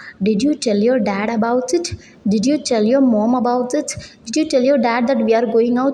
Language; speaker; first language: English; non-native, local second language; Tamil